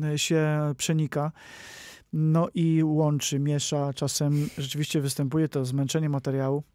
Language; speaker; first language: Polish; native; Polish